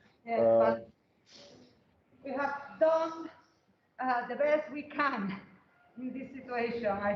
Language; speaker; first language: English; non-native, learner; Spanish